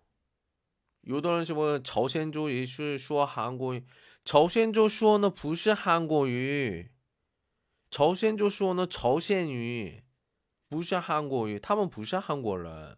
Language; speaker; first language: Chinese; non-native, learner; Korean